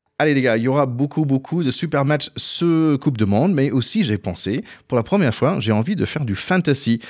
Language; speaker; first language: French; non-native, fluent; English